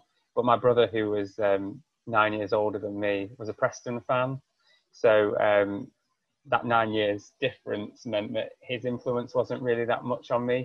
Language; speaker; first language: English; native; English